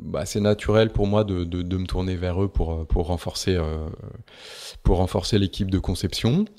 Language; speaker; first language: French; native; French